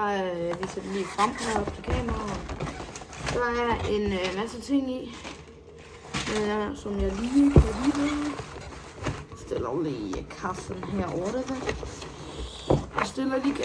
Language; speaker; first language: Danish; native; Danish